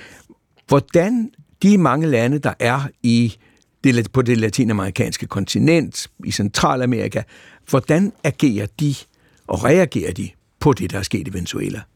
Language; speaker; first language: Danish; native; Danish